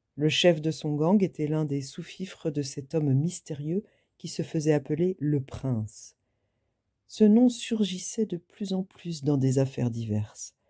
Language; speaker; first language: French; native; French